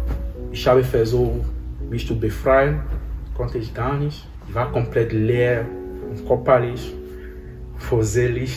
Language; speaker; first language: German; non-native, fluent; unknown